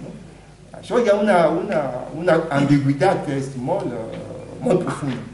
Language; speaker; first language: Catalan; non-native, fluent; Lingala